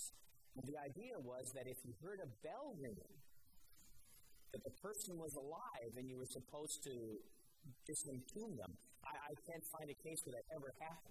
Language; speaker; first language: English; native; English